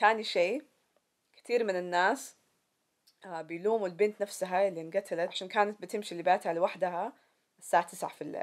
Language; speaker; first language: Arabic; native; Arabic